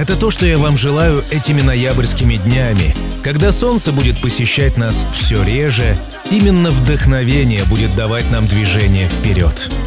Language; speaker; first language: Russian; native; Russian